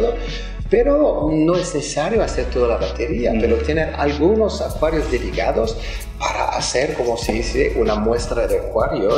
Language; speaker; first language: Spanish; non-native, fluent; French